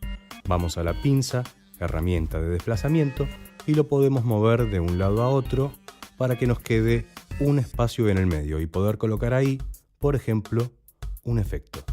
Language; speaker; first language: Spanish; native; Spanish